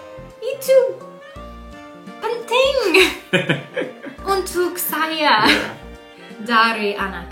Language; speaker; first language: Indonesian; non-native, learner; English